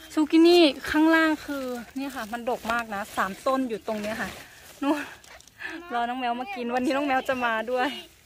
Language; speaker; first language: Thai; native; Thai